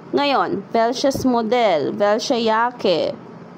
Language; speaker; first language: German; non-native, fluent; Filipino